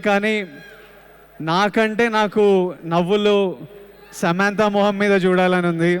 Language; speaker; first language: Telugu; native; Telugu